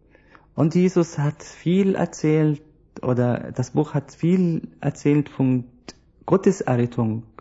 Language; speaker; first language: German; non-native, learner; Arabic